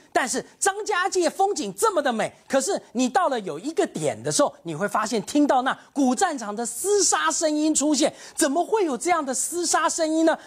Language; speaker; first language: Chinese; native; Chinese